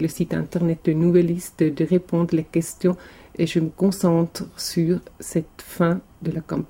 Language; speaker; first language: French; non-native, local second language; German